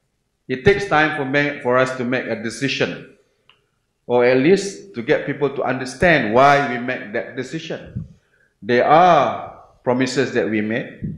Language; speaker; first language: English; non-native, local second language; Malay